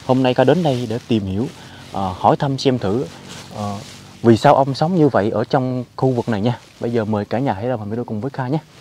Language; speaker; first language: Vietnamese; native; Vietnamese